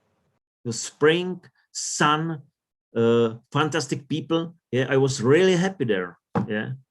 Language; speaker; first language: English; non-native, learner; Czech